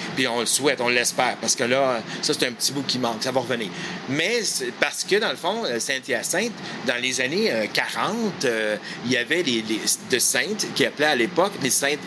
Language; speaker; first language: French; native; French